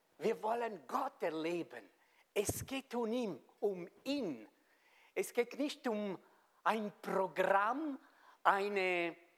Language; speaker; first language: German; non-native, local second language; Italian